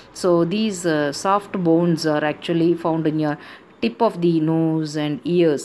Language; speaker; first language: English; non-native, local second language; Tamil